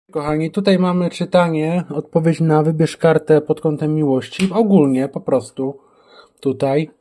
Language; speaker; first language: Polish; native; Polish